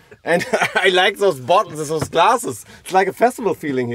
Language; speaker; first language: English; non-native, fluent; German